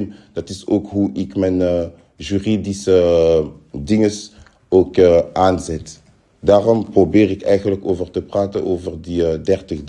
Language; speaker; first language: Dutch; non-native, fluent; French